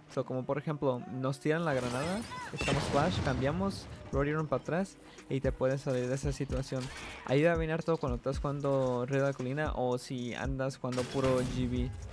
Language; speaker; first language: Spanish; early bilingual, heritage; Spanish